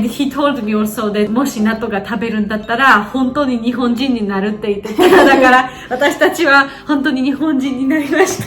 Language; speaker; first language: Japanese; non-native, fluent; Georgian